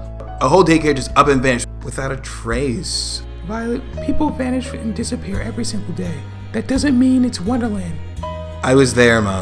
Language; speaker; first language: English; native; English